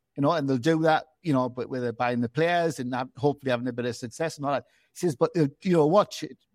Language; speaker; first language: English; native; English